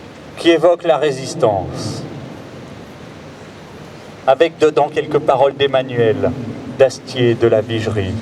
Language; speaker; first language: French; native; French